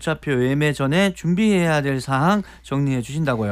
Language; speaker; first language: Korean; native; Korean